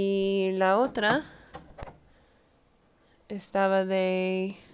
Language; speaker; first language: Spanish; early bilingual, heritage; Spanish